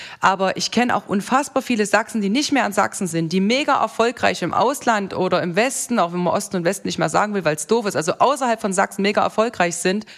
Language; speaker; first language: German; native; German